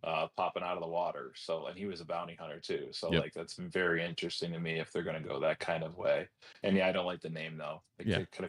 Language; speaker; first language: English; native; English